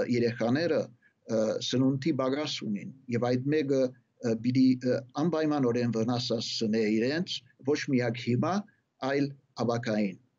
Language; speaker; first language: Armenian; early bilingual, heritage; Armenian